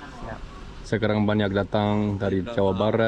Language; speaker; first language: Indonesian; non-native, learner; English